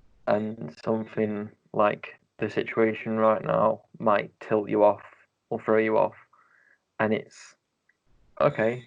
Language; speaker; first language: English; native; English